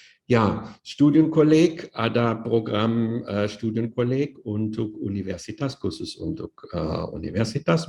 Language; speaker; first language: Indonesian; non-native, fluent; German